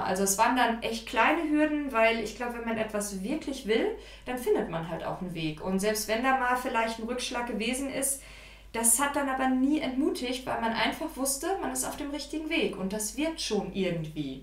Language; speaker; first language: German; native; German